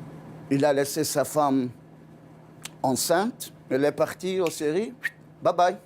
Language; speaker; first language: French; non-native, local second language; Arabic